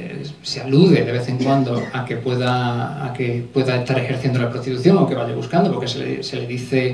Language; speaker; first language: Spanish; native; Spanish